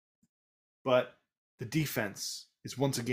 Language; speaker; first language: English; native; English